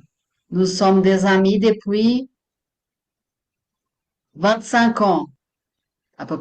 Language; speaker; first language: French; non-native, fluent; Portuguese